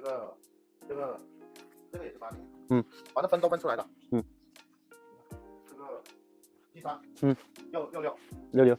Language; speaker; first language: Chinese; native; Chinese